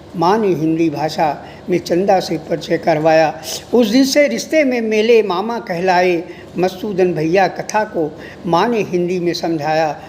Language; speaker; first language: Hindi; native; Hindi